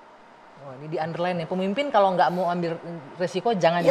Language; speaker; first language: Indonesian; native; Indonesian